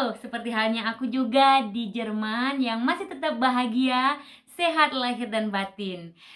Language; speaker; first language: Indonesian; native; Indonesian